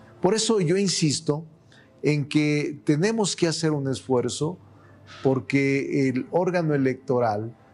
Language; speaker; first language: Spanish; native; Spanish